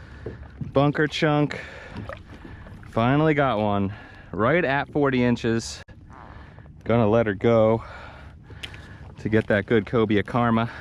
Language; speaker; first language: English; native; English